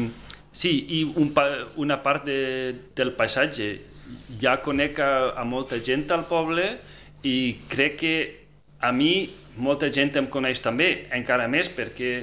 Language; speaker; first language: Catalan; non-native, fluent; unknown